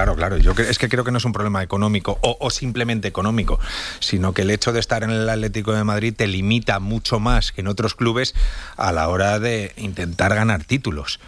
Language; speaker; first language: Spanish; native; Spanish